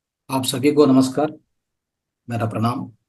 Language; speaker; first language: Hindi; non-native, local second language; Kannada